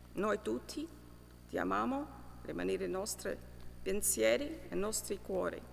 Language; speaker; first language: Italian; early bilingual, heritage; Italian